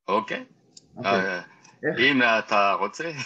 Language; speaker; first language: Hebrew; non-native, learner; French